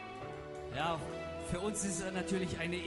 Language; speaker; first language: German; non-native, fluent; Russian